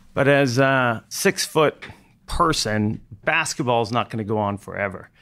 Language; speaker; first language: English; native; English